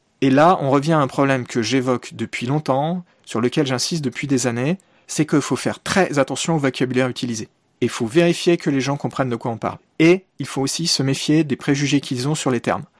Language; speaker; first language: French; native; French